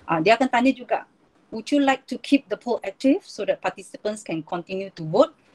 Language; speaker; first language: English; non-native, local second language; Malay